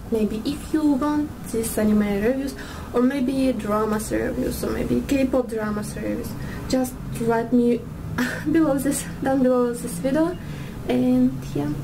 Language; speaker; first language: English; non-native, learner; Russian